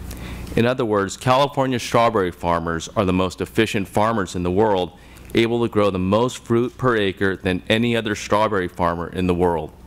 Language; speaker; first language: English; native; English